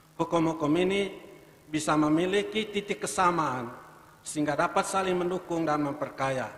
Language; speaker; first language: Indonesian; non-native, local second language; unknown